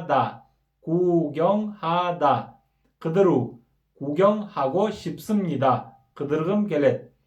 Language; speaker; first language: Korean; non-native, fluent; Kyrgyz